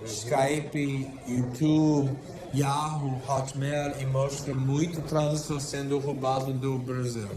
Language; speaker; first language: Portuguese; non-native, fluent; English